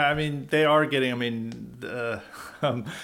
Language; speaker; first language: English; native; English